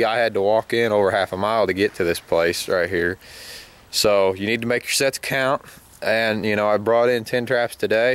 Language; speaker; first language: English; native; English